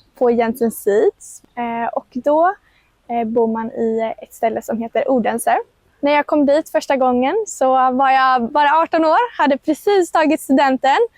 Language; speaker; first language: Swedish; native; Swedish